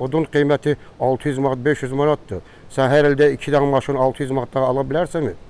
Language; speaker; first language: Azerbaijani; non-native, local second language; Lezghian